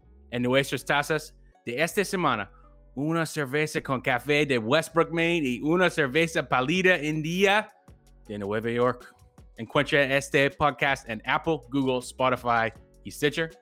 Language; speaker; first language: Spanish; non-native, learner; English